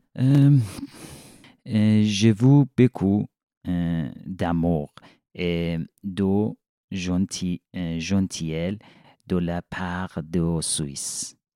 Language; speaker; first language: French; non-native, learner; Persian